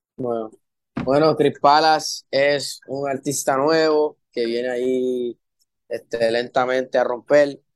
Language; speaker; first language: Spanish; early bilingual, heritage; Spanish